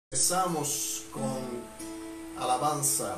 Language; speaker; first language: Spanish; non-native, fluent; Bulgarian